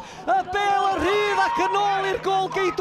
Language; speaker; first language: Welsh; native; Welsh